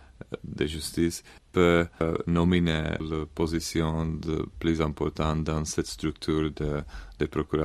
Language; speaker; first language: French; non-native, learner; Czech